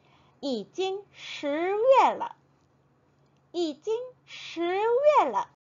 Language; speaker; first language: Chinese; non-native, fluent; Korean